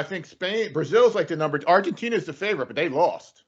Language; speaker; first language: English; native; English